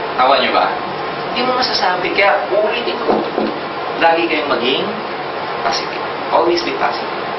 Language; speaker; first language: Filipino; native; Filipino